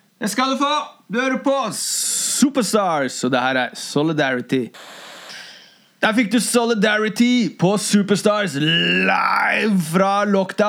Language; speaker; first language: Norwegian; native; Norwegian